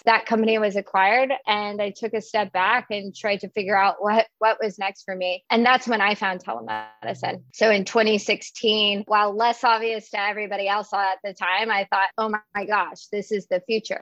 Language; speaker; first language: English; native; English